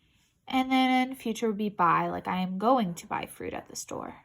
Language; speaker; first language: English; native; English